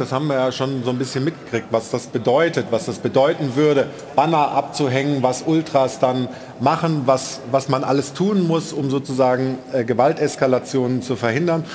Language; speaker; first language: German; native; German